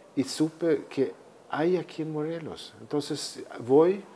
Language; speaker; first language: Spanish; non-native, fluent; Swedish